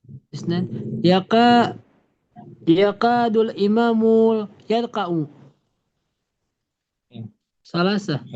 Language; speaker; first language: Arabic; non-native, learner; Indonesian